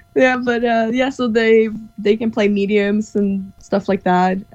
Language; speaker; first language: English; non-native, fluent; Norwegian